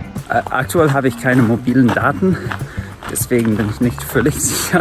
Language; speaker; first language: German; non-native, fluent; English